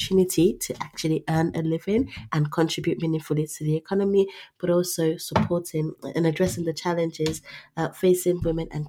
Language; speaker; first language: English; non-native, local second language; Yoruba